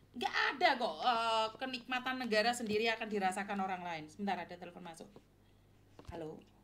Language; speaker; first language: Indonesian; non-native, local second language; Javanese